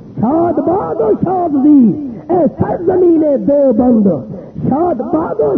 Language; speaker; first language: Urdu; non-native, local second language; Pashto